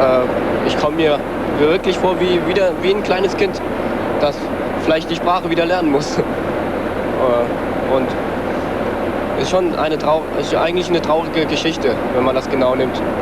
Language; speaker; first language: German; early bilingual, other home language; Korean